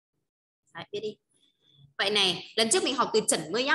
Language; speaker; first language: Vietnamese; native; Vietnamese